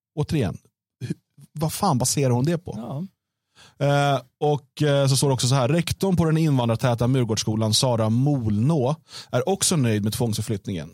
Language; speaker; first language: Swedish; native; Swedish